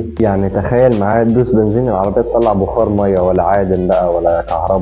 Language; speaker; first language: Arabic; native; Arabic